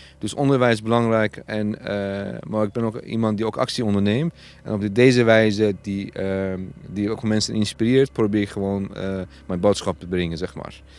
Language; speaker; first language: Dutch; non-native, fluent; Persian